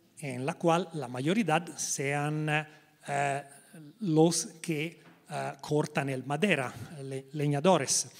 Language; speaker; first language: Spanish; non-native, learner; Italian